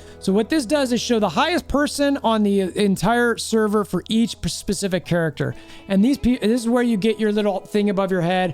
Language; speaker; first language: English; native; English